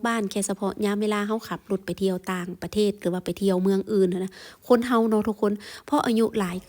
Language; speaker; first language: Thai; non-native, local second language; Northeastern Thai